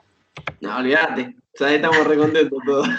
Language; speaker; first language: Spanish; native; Spanish